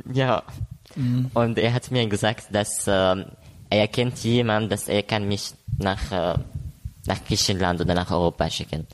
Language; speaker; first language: German; non-native, learner; Arabic